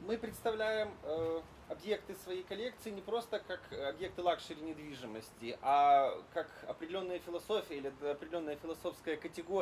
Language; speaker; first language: Russian; native; Russian